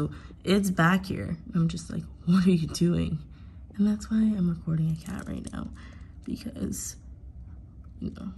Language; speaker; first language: English; native; English